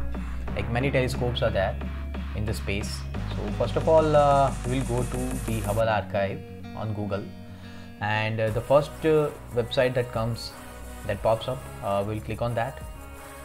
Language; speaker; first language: English; non-native, local second language; Hindi